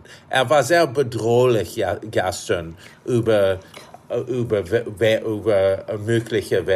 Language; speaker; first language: German; non-native, fluent; English